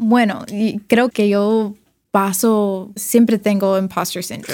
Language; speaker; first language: Spanish; early bilingual, other home language; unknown